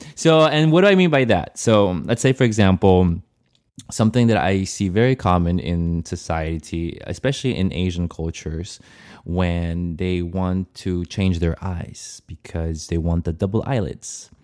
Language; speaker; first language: English; non-native, fluent; Portuguese